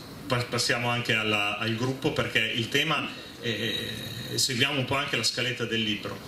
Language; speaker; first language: Italian; native; Italian